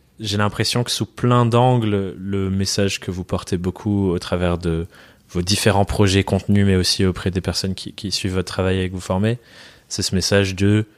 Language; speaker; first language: French; native; French